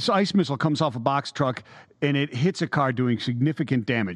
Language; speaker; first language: English; native; English